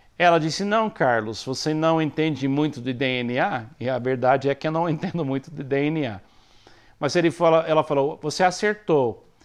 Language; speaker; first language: Portuguese; non-native, fluent; English